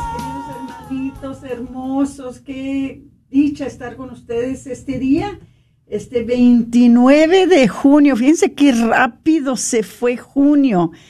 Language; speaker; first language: Spanish; non-native, fluent; English